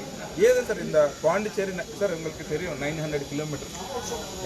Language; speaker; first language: Tamil; non-native, local second language; Telugu